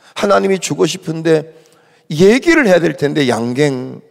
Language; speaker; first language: Korean; native; Korean